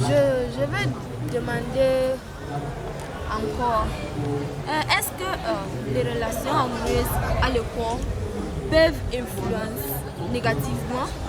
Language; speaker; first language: French; non-native, fluent; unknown